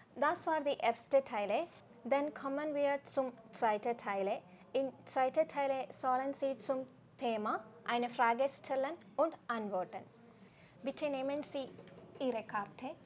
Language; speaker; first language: German; non-native, fluent; Malayalam